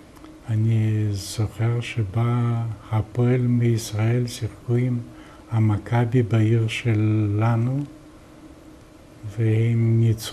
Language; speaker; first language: Hebrew; non-native, fluent; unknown